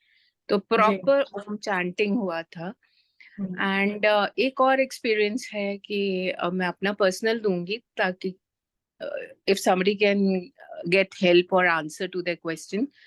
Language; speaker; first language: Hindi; native; Hindi